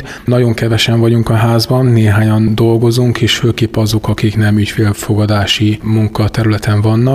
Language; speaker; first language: Hungarian; native; Hungarian